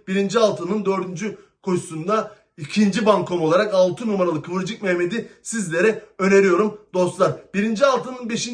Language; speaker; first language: Turkish; native; Turkish